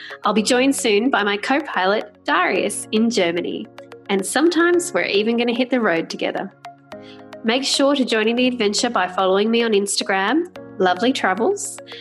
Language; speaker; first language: English; native; English